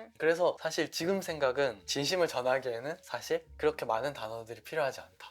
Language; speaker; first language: Korean; native; Korean